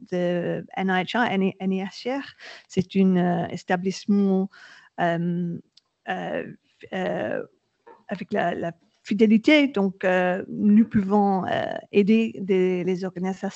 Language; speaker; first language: French; non-native, learner; English